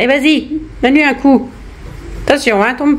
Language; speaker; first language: French; native; French